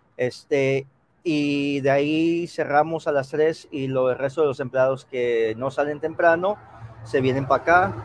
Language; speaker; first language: Spanish; early bilingual, heritage; Spanish